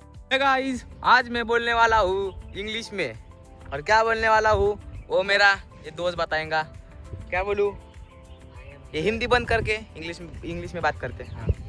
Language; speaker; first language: Hindi; non-native, local second language; Marathi